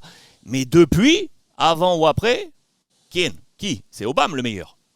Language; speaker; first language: French; native; French